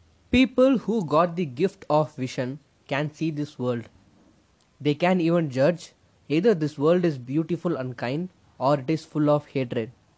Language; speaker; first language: English; non-native, local second language; Tamil